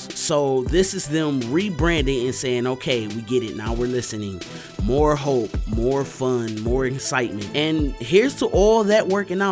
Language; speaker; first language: English; native; English